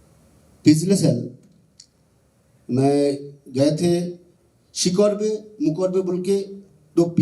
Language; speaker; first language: Hindi; non-native, local second language; Bangla